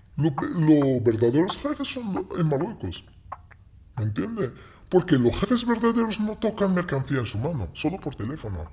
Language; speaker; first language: Spanish; non-native, fluent; Arabic